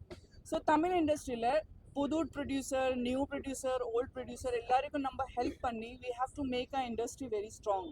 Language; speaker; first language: Tamil; non-native, fluent; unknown